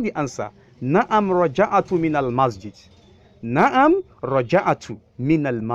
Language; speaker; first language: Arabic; non-native, fluent; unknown